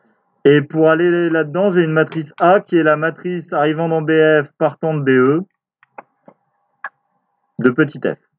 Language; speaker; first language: French; native; French